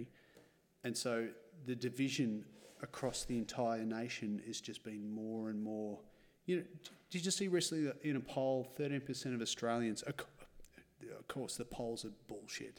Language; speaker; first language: English; native; English